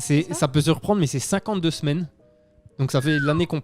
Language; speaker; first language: French; native; French